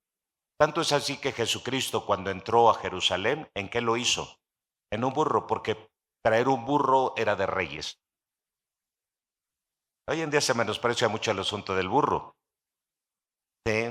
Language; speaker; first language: Spanish; native; Spanish